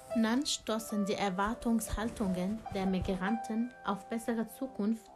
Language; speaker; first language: German; non-native, fluent; Arabic